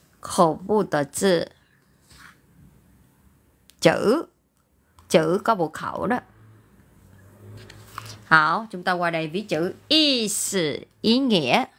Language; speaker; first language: Chinese; non-native, learner; Vietnamese